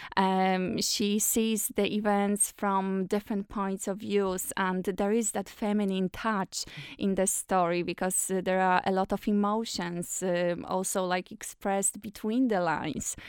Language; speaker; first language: English; non-native, fluent; Polish